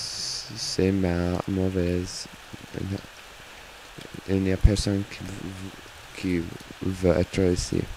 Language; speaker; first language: French; non-native, learner; English